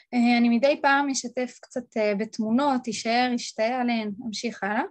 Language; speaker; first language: Hebrew; non-native, fluent; Russian